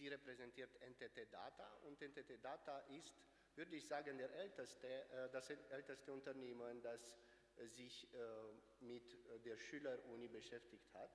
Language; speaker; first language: German; non-native, fluent; Romanian